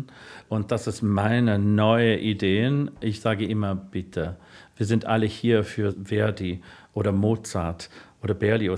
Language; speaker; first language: German; non-native, learner; English